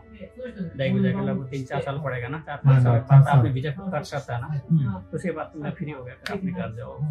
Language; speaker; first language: Hindi; non-native, learner; Nepali